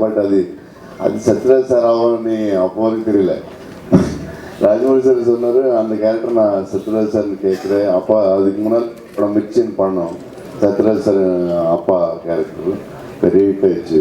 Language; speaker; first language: Tamil; non-native, local second language; Telugu